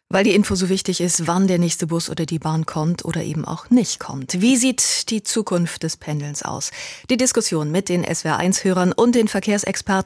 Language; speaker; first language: German; native; German